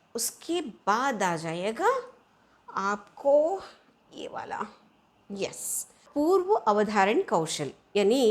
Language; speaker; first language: Hindi; non-native, local second language; Telugu